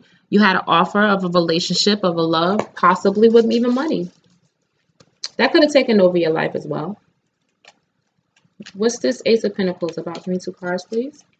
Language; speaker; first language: English; native; English